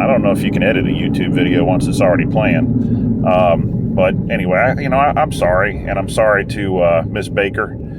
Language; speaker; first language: English; native; English